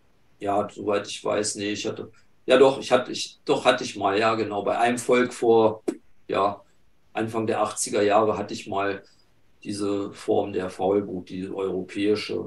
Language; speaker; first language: German; native; German